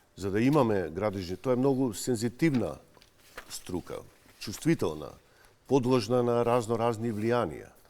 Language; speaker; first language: Macedonian; native; Macedonian